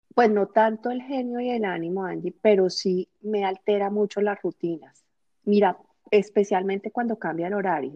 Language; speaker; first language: Spanish; native; Spanish